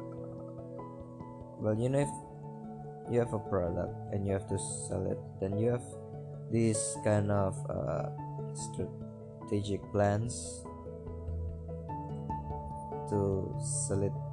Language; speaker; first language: English; non-native, fluent; Indonesian